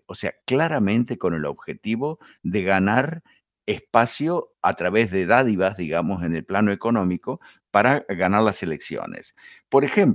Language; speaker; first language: Spanish; native; Spanish